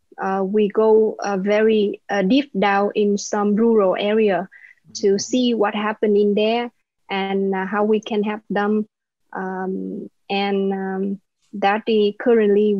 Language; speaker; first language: English; non-native, learner; Vietnamese